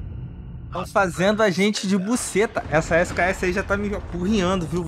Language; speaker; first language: Portuguese; native; Portuguese